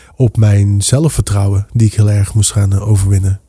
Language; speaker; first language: Dutch; early bilingual, other home language; Papiamento